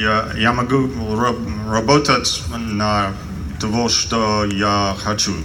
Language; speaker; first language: Russian; non-native, learner; English